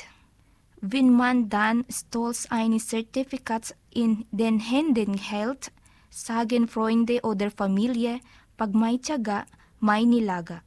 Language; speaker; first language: German; non-native, learner; Filipino